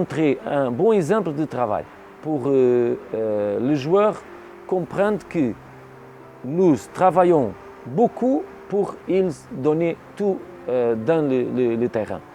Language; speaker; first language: French; non-native, learner; Portuguese